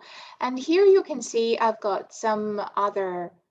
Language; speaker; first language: English; non-native, fluent; Greek